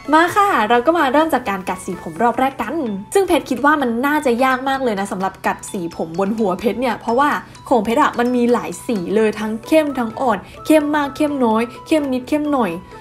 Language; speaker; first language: Thai; native; Thai